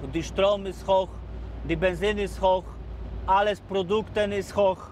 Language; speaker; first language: German; non-native, learner; Polish